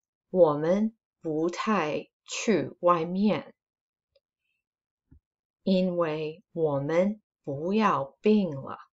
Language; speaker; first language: Chinese; non-native, fluent; English